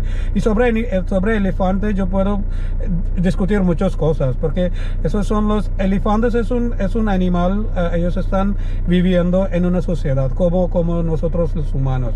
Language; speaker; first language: Spanish; non-native, learner; Malayalam